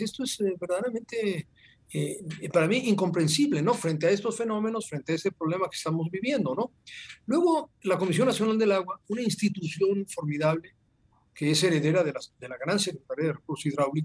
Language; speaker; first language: Spanish; native; Spanish